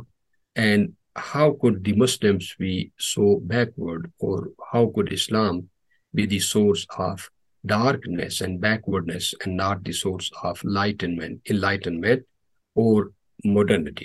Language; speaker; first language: English; non-native, local second language; Urdu